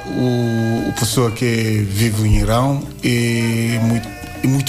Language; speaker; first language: Portuguese; non-native, learner; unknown